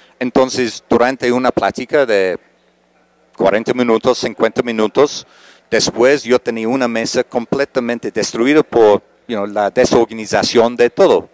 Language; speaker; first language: Spanish; non-native, fluent; English